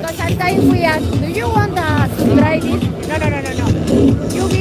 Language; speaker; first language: English; non-native, fluent; Spanish